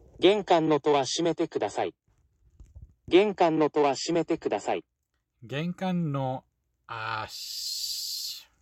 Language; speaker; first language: Japanese; non-native, learner; English